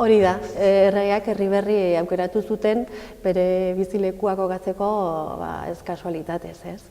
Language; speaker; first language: Basque; non-native, local second language; Spanish